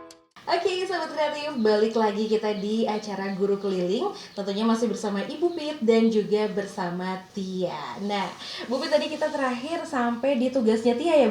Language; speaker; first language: Indonesian; native; Indonesian